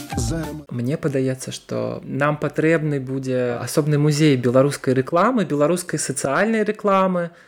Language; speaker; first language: Belarusian; non-native, local second language; Russian